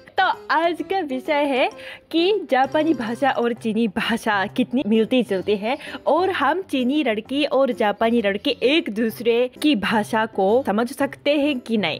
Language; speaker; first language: Hindi; non-native, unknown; Japanese